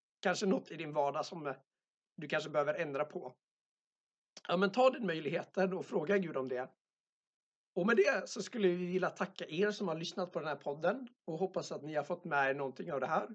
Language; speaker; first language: Swedish; native; Swedish